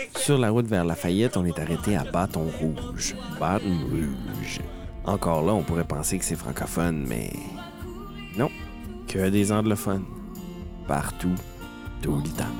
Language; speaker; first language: French; native; French